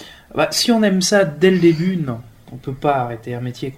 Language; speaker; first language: French; native; French